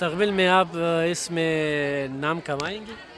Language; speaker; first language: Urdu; non-native, local second language; Pashto